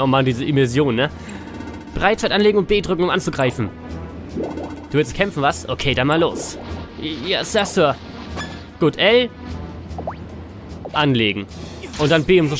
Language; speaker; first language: German; native; German